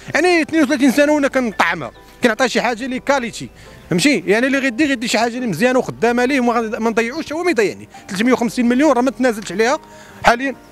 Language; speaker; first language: Arabic; native; Arabic